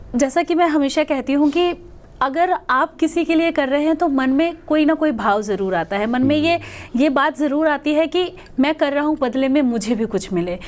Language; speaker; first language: Hindi; native; Hindi